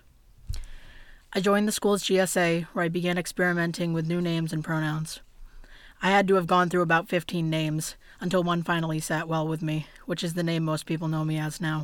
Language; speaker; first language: English; native; English